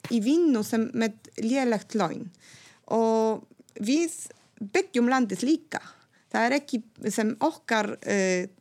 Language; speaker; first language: Icelandic; non-native, fluent; Polish